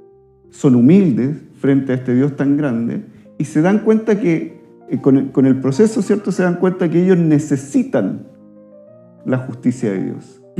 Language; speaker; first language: Spanish; native; Spanish